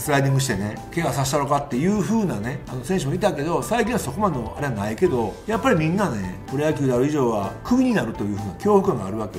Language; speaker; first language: Japanese; native; Japanese